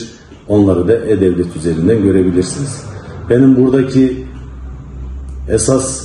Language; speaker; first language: Turkish; native; Turkish